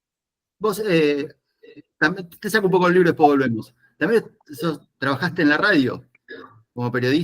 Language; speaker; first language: Spanish; native; Spanish